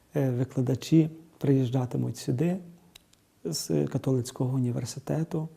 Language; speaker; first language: Ukrainian; native; Ukrainian